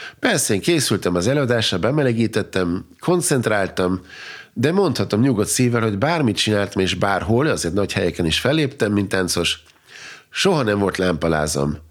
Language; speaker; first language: Hungarian; non-native, fluent; German